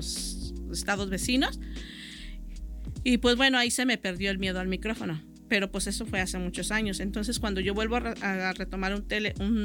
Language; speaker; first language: Spanish; native; Spanish